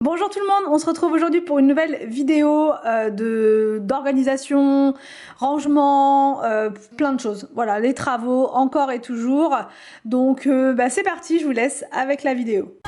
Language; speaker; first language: French; native; French